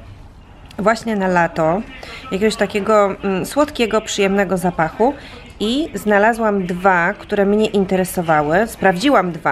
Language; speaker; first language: Polish; native; Polish